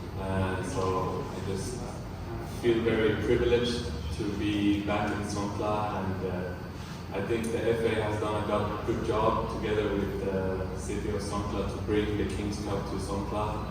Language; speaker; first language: English; early bilingual, heritage; English